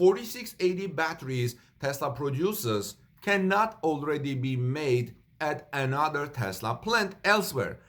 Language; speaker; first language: English; non-native, fluent; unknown